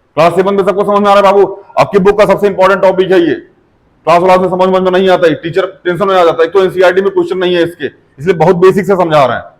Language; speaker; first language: Hindi; native; Hindi